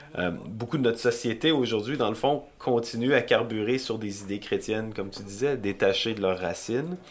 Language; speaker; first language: French; native; French